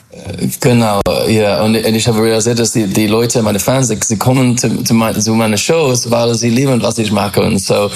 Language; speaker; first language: German; non-native, learner; English